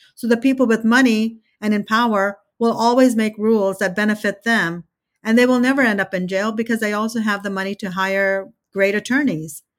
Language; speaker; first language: English; early bilingual, other home language; Telugu